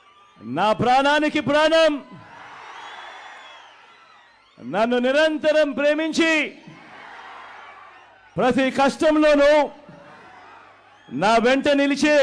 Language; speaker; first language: Telugu; native; Telugu